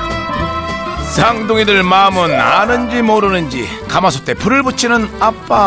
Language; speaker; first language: Korean; native; Korean